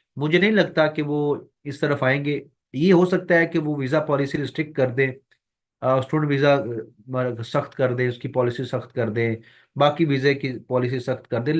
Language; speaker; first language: Urdu; non-native, local second language; Punjabi